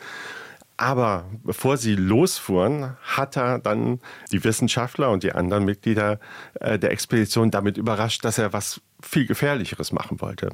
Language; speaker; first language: German; native; German